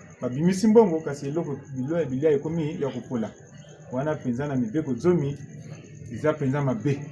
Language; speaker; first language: Lingala; non-native, local second language; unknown